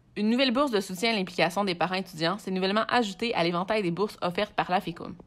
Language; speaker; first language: French; native; French